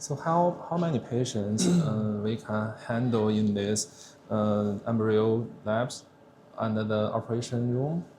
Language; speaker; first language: English; non-native, learner; Chinese